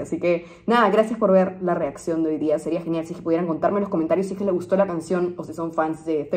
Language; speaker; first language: Spanish; native; Spanish